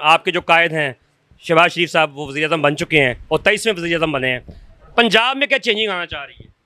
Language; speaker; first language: Urdu; non-native, local second language; Punjabi